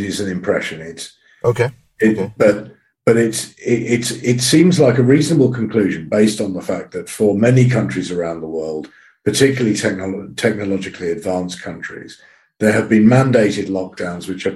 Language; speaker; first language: English; native; English